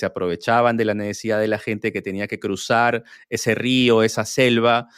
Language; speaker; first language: Spanish; native; Spanish